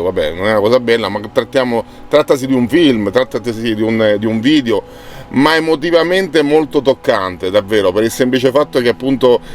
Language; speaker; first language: Italian; native; Italian